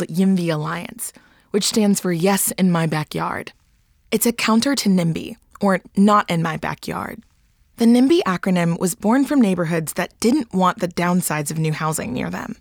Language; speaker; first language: English; native; English